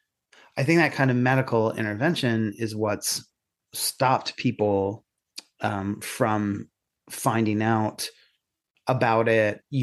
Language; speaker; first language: English; native; English